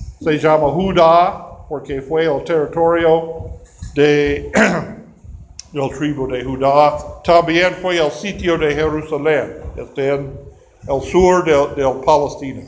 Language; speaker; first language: Spanish; non-native, fluent; English